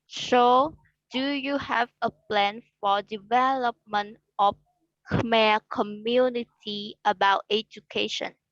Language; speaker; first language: English; non-native, learner; Khmer